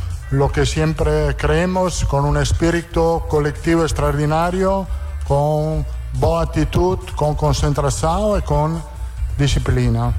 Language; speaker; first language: Portuguese; non-native, learner; Italian